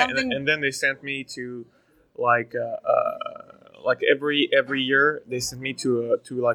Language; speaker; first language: English; non-native, fluent; French